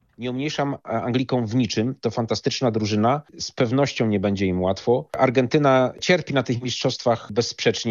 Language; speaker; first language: Polish; native; Polish